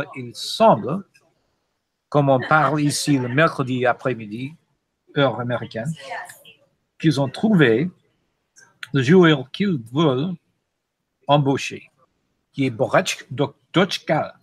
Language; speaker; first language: French; non-native, fluent; English